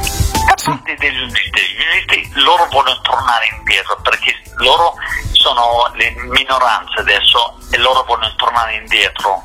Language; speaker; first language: Italian; non-native, fluent; English